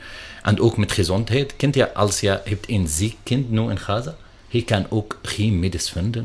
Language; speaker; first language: Dutch; non-native, learner; Arabic